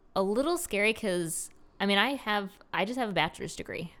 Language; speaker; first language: English; native; English